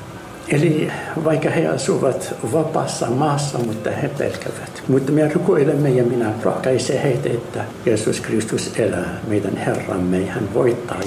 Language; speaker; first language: Finnish; non-native, learner; Arabic